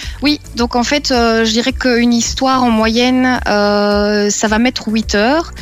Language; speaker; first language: French; native; French